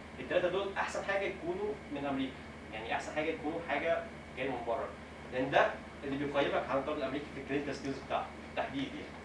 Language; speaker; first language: Arabic; native; Arabic